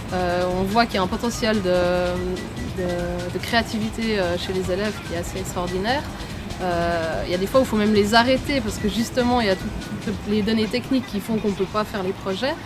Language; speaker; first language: French; native; French